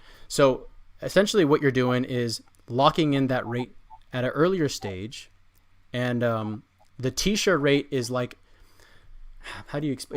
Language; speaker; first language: English; native; English